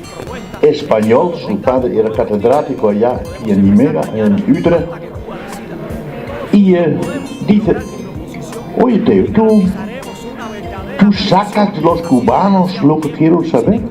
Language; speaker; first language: Spanish; non-native, fluent; Dutch